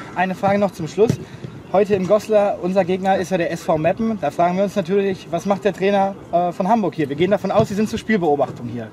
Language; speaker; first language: German; native; German